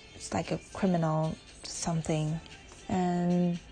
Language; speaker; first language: English; non-native, learner; Chinese